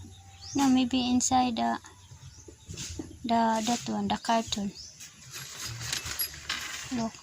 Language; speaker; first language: English; non-native, learner; Cebuano